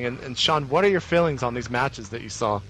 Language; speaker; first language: English; native; English